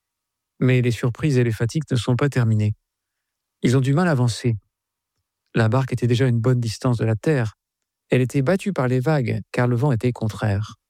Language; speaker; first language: French; native; French